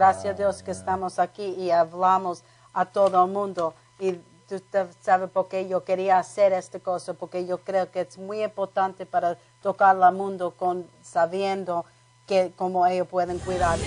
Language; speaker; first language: Spanish; non-native, learner; English